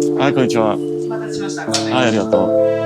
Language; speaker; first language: Japanese; non-native, learner; English